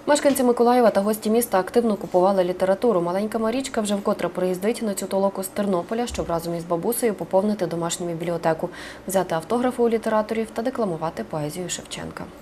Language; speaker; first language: Ukrainian; native; Ukrainian